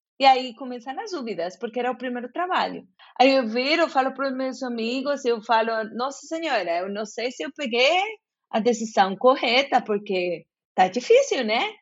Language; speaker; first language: Portuguese; non-native, fluent; Spanish